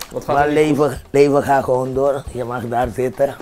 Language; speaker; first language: Dutch; non-native, fluent; Papiamento